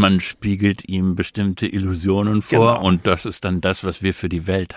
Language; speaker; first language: German; native; German